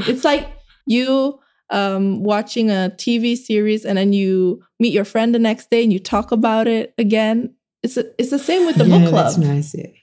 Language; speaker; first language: English; early bilingual, other home language; Indonesian